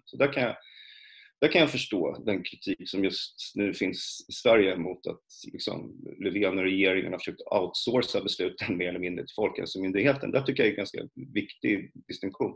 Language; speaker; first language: Swedish; native; Swedish